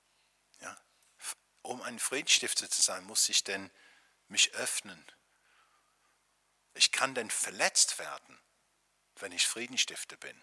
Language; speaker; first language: German; non-native, fluent; English